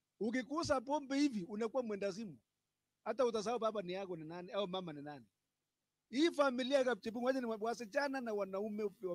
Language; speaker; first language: Swahili; non-native, local second language; Kalenjin